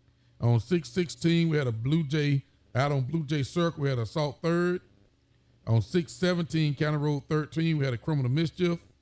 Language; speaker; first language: English; native; English